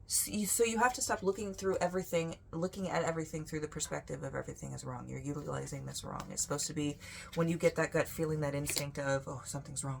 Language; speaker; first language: English; native; English